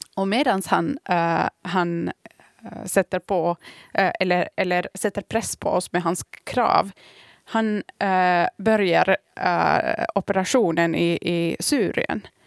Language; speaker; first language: Swedish; early bilingual, other home language; Kurdish